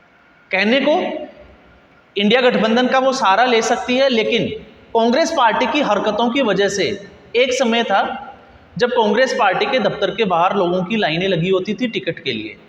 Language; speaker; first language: Hindi; native; Hindi